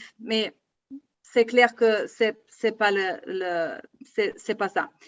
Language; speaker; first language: French; non-native, learner; German